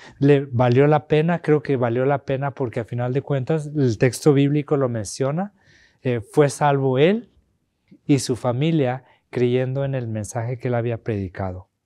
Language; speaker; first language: Spanish; native; Spanish